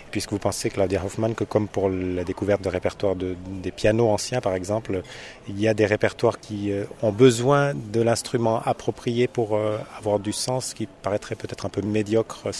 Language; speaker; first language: French; native; French